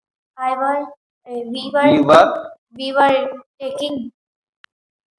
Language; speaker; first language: English; non-native, learner; Hindi